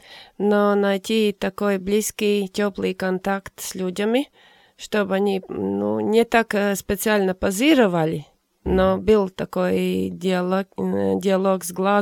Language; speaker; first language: Russian; non-native, fluent; Latvian